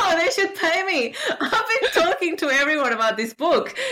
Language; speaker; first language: English; non-native, fluent; Spanish